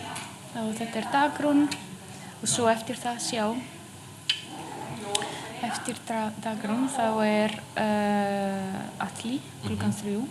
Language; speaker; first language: Icelandic; non-native, fluent; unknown